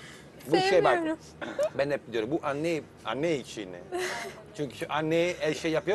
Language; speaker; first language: Turkish; non-native, learner; Italian